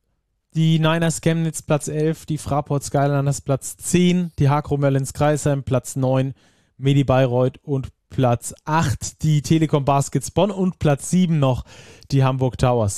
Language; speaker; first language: German; native; German